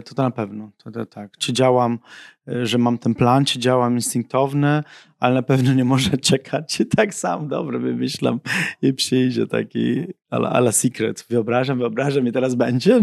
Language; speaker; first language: Polish; non-native, fluent; Italian